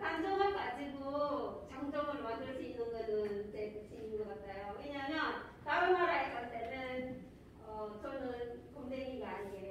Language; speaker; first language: Korean; non-native, fluent; Filipino